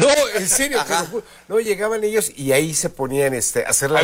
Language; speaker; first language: Spanish; native; Spanish